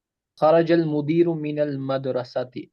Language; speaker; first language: Arabic; non-native, learner; Urdu